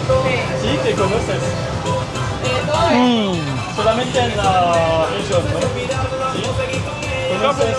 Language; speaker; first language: Spanish; non-native, learner; French